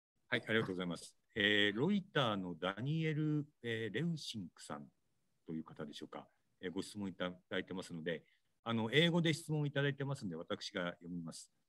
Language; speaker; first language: Japanese; native; Japanese